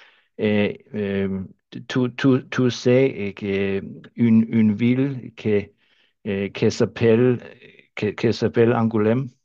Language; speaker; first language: French; non-native, learner; Danish